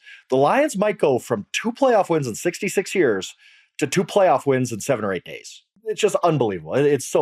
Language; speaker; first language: English; native; English